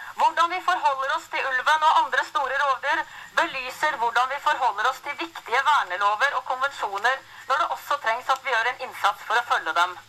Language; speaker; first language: Norwegian; native; Norwegian